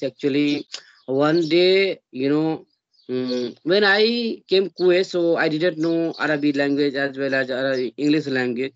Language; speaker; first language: English; non-native, learner; Hindi